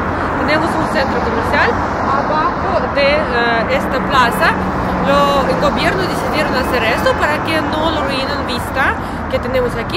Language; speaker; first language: Spanish; non-native, learner; Russian